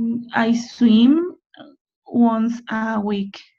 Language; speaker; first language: English; non-native, learner; Spanish